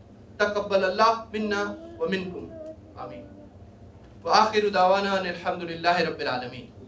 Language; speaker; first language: Arabic; non-native, learner; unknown